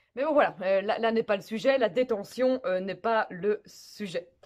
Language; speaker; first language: French; native; French